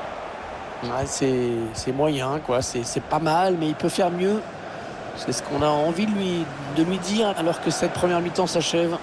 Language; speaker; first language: French; native; French